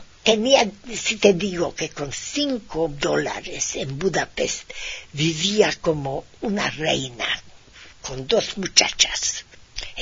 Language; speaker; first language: Spanish; non-native, fluent; Hungarian